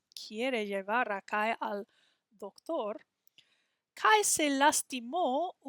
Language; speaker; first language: Spanish; non-native, fluent; English